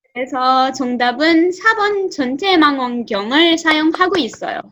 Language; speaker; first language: Korean; non-native, learner; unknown